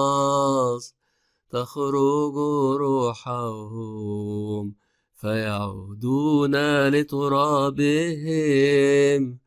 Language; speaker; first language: Arabic; native; Arabic